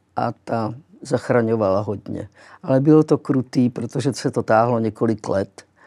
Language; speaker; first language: Czech; early bilingual, other home language; Greek